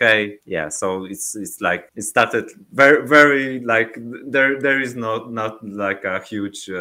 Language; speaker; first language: English; non-native, learner; Polish